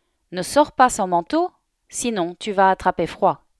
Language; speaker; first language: French; native; French